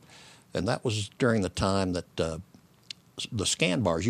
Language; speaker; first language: English; native; English